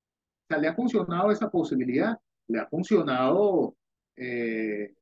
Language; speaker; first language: Spanish; native; Spanish